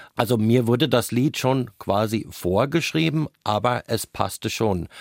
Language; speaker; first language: German; non-native, fluent; English